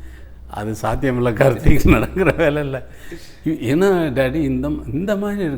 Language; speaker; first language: Tamil; native; Tamil